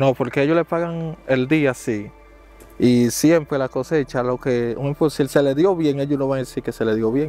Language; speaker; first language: Spanish; native; Spanish